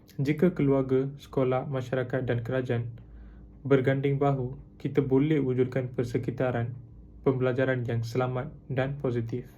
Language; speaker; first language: Malay; non-native, local second language; Tamil